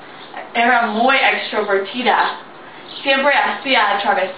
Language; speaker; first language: Spanish; non-native, learner; English